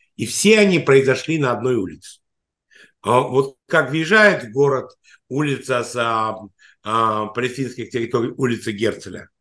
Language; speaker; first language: Russian; native; Russian